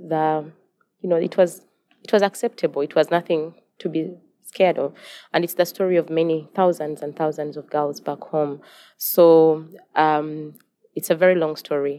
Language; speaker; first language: English; non-native, local second language; Ganda